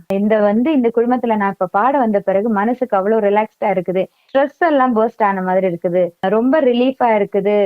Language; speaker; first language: Tamil; non-native, local second language; Malayalam